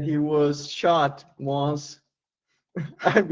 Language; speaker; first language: English; non-native, learner; Portuguese